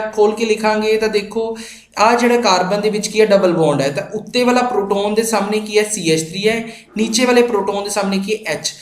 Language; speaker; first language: Hindi; non-native, local second language; Punjabi